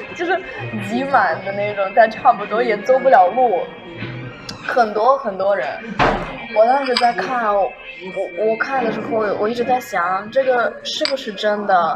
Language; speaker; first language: Chinese; non-native, fluent; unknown